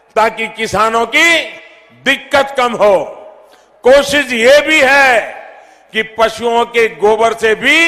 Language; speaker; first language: Hindi; non-native, local second language; Gujarati